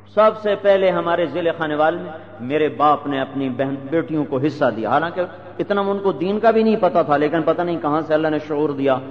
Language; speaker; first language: Urdu; non-native, local second language; Punjabi